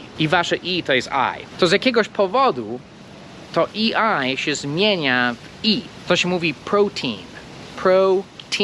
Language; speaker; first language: Polish; non-native, fluent; English